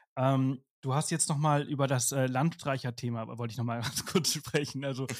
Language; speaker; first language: German; non-native, fluent; Spanish